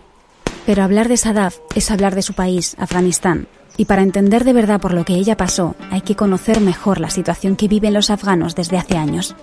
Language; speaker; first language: Spanish; native; Spanish